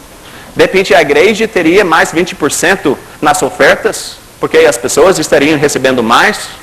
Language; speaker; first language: Portuguese; non-native, fluent; English